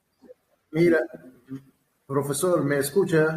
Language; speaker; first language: Spanish; non-native, learner; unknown